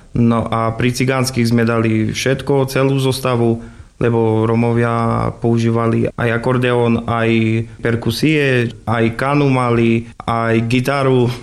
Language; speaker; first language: Slovak; non-native, local second language; Rusyn